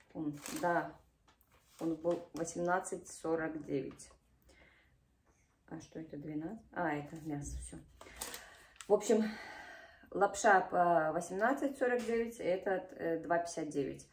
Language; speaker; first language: Russian; native; Russian